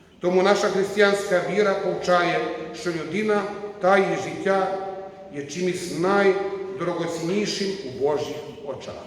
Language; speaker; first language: Ukrainian; non-native, learner; Croatian